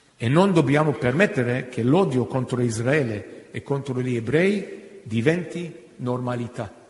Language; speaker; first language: Italian; non-native, fluent; Hebrew